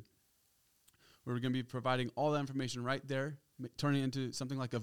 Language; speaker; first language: English; native; English